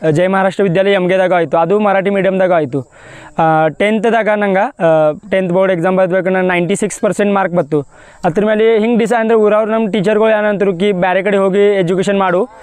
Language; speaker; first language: Kannada; non-native, local second language; Marathi